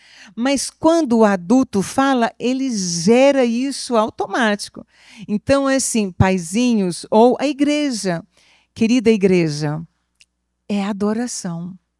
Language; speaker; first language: Portuguese; native; Portuguese